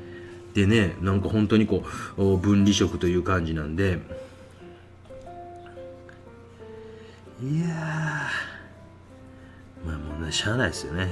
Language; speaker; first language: Japanese; native; Japanese